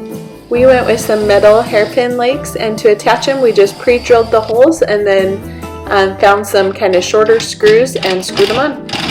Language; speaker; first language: English; native; English